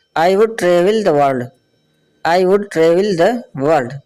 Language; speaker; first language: English; non-native, local second language; Urdu